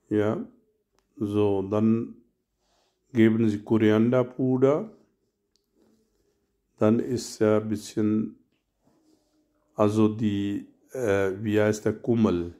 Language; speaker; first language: German; non-native, learner; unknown